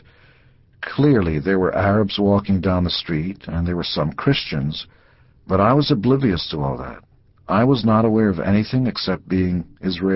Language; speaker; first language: English; early bilingual, other home language; Hebrew